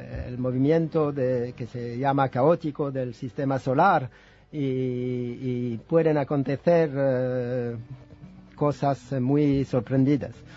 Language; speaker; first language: Spanish; non-native, fluent; French